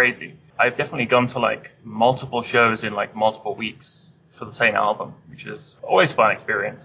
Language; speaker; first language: English; native; English